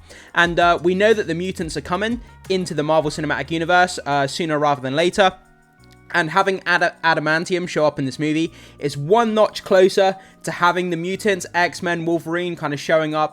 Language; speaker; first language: English; native; English